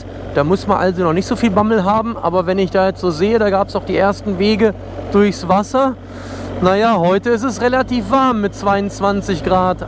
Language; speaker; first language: German; native; German